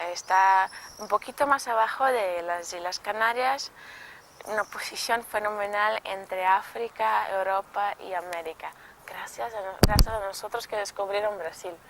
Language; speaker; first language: Spanish; non-native, local second language; Portuguese